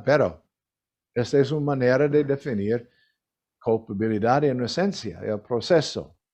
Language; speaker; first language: Spanish; non-native, learner; English